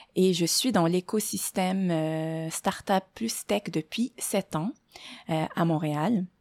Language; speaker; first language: French; non-native, local second language; Arabic